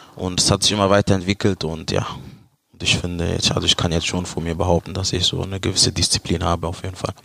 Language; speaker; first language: German; early bilingual, other home language; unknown